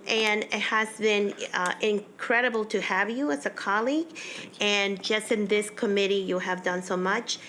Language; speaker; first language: English; early bilingual, other home language; Spanish